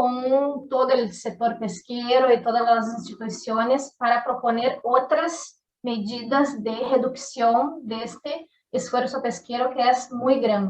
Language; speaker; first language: Spanish; non-native, learner; Portuguese